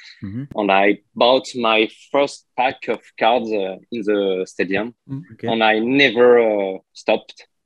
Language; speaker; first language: English; non-native, learner; French